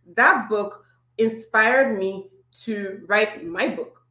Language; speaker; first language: English; non-native, local second language; Igbo